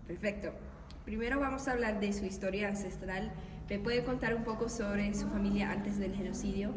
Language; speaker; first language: Spanish; non-native, learner; English